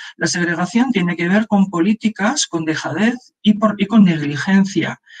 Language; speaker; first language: Spanish; non-native, local second language; Basque